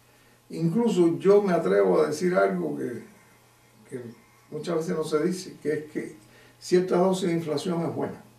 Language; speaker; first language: Spanish; native; Spanish